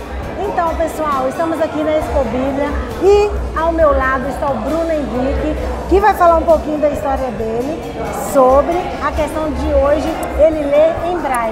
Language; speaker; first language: Portuguese; native; Portuguese